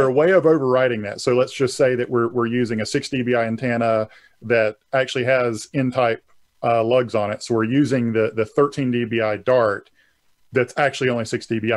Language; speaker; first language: English; native; English